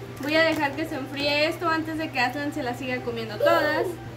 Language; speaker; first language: Spanish; native; Spanish